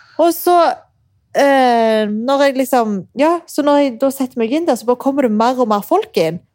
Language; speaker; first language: Norwegian; early bilingual, other home language; Arabic